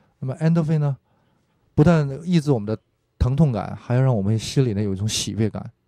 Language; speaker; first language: Chinese; non-native, fluent; Korean